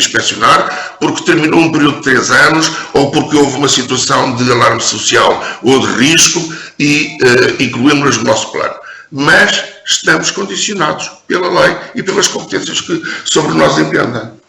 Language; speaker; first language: Portuguese; native; Portuguese